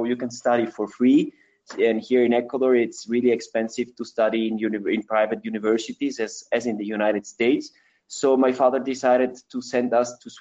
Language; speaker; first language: English; non-native, fluent; Spanish